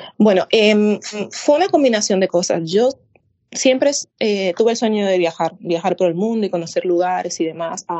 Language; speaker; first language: Spanish; native; Spanish